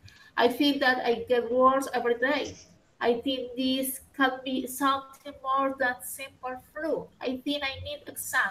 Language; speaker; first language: English; non-native, learner; Spanish